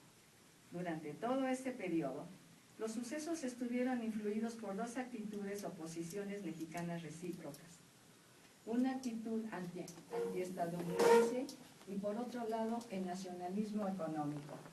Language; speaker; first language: Spanish; native; Spanish